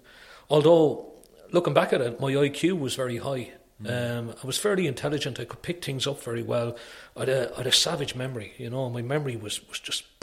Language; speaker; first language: English; native; English